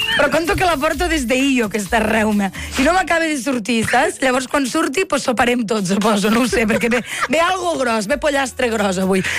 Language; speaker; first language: Catalan; native; Catalan